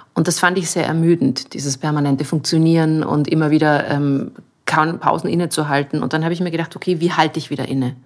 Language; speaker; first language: German; native; German